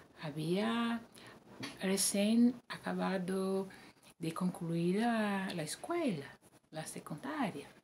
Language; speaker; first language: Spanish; non-native, learner; Portuguese